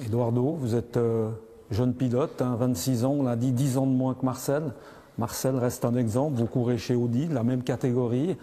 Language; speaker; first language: French; native; French